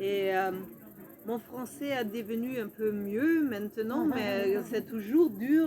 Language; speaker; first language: French; non-native, fluent; German